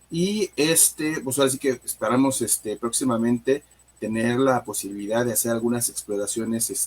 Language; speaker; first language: Spanish; native; Spanish